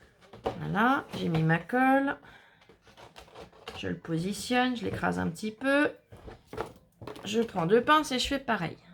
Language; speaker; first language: French; native; French